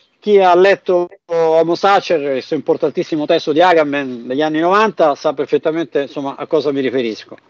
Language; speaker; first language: Italian; native; Italian